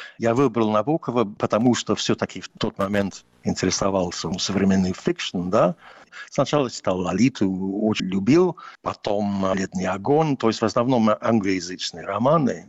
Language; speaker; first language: Russian; non-native, fluent; English